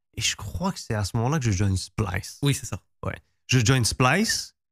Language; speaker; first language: French; native; French